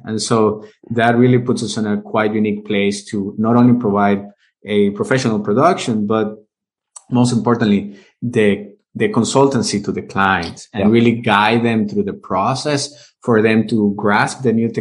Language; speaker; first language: English; non-native, fluent; Spanish